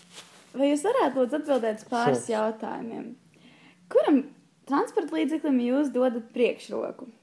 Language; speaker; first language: Latvian; native; Latvian